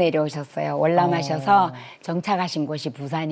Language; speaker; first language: Korean; native; Korean